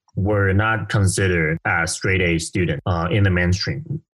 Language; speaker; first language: English; non-native, fluent; Chinese